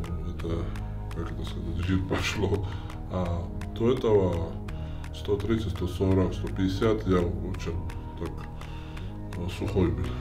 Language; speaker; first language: Russian; non-native, fluent; Georgian